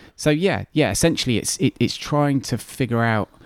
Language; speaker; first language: English; native; English